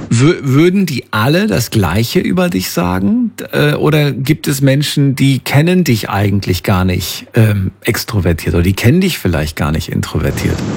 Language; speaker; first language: German; native; German